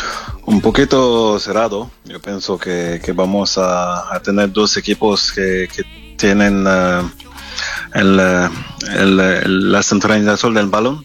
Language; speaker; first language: Spanish; non-native, fluent; French